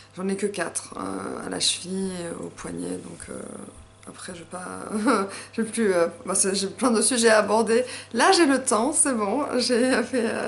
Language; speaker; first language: French; native; French